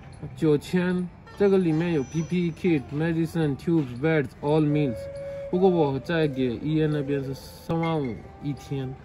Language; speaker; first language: Chinese; non-native, fluent; Hindi